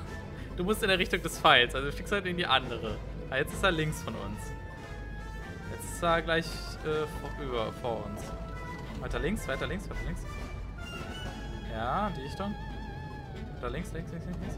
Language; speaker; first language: German; native; German